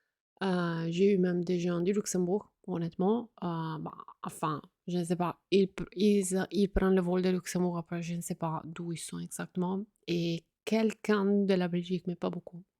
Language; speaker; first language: French; non-native, fluent; Italian